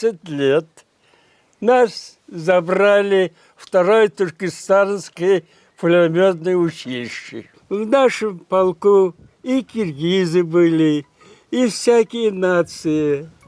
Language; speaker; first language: Russian; non-native, local second language; Tatar